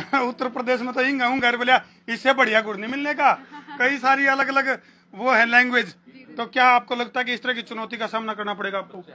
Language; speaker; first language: Hindi; native; Hindi